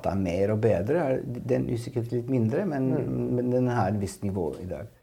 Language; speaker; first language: Norwegian; non-native, fluent; Italian